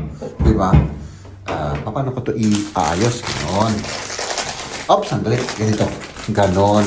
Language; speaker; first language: Filipino; non-native, fluent; German